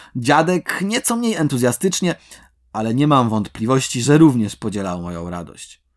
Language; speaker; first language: Polish; native; Polish